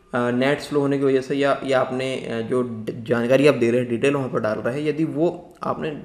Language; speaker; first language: Hindi; native; Hindi